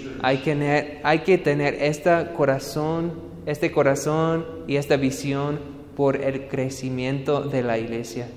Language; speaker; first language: Spanish; non-native, fluent; English